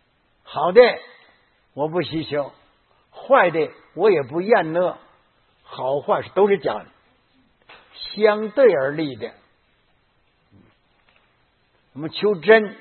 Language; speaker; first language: Chinese; native; Chinese